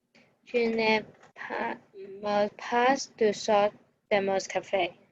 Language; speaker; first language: French; non-native, learner; Cantonese